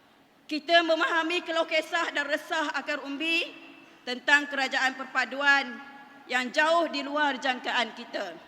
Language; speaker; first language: Malay; native; Malay